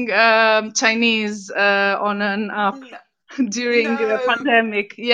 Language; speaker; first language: English; non-native, fluent; Albanian